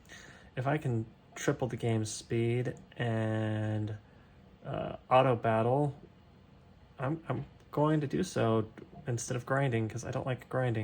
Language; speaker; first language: English; native; English